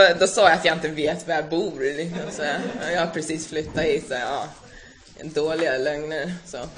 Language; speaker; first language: Swedish; early bilingual, other home language; Finnish